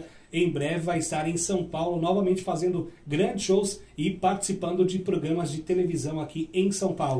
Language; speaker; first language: Portuguese; native; Portuguese